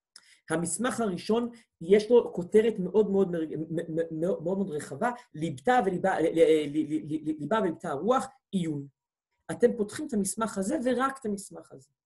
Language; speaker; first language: Hebrew; native; Hebrew